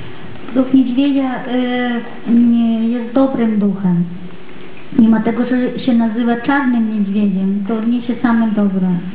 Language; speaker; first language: Russian; non-native, learner; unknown